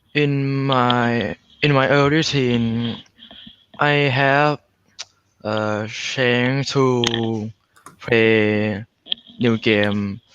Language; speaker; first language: English; non-native, learner; Thai